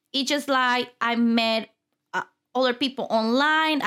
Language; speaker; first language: English; non-native, fluent; Spanish